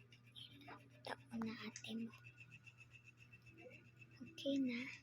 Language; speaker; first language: Filipino; non-native, local second language; Cebuano